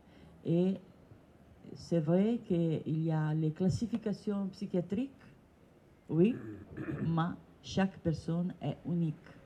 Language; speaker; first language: French; non-native, learner; Italian